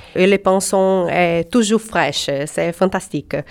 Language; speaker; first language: French; non-native, fluent; Portuguese